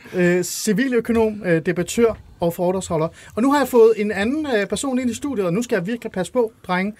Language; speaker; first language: Danish; early bilingual, other home language; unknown